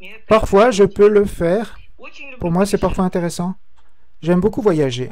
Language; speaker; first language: French; non-native, fluent; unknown